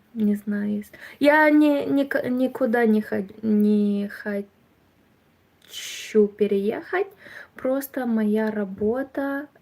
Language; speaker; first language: Russian; non-native, learner; Romanian